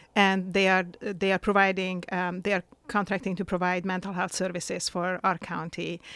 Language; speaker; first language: English; non-native, fluent; Hungarian